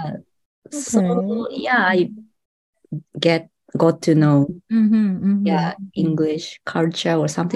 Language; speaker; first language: English; non-native, learner; Japanese